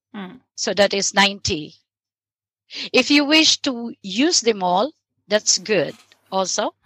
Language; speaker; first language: English; non-native, local second language; Filipino